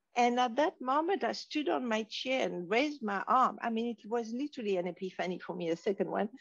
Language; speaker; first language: English; non-native, fluent; French